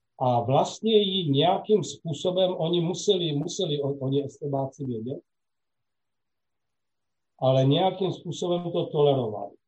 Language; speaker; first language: Czech; non-native, local second language; Slovak